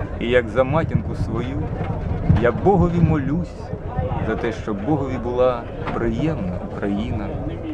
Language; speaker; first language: Ukrainian; non-native, local second language; Russian